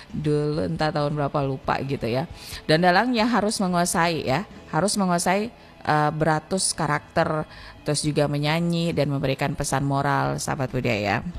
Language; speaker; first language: Indonesian; native; Indonesian